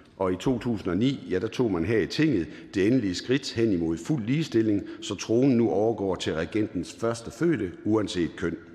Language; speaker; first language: Danish; native; Danish